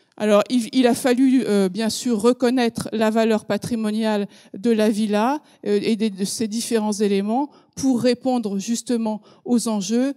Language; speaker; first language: French; native; French